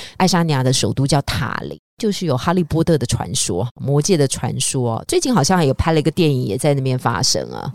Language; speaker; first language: Chinese; native; Chinese